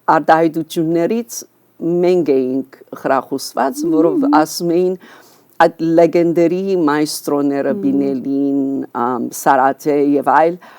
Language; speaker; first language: Armenian; early bilingual, heritage; Armenian